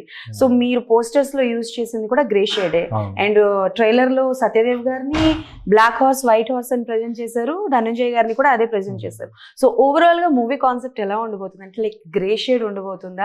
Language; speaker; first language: Telugu; native; Telugu